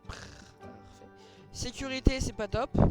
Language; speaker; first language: French; native; French